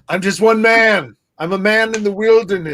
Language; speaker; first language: English; native; English